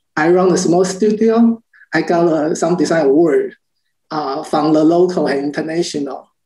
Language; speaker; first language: English; non-native, learner; Chinese